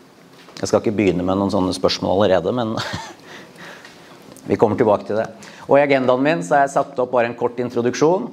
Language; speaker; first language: Norwegian; native; Norwegian